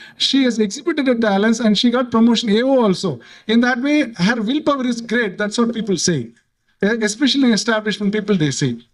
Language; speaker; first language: English; non-native, local second language; Tamil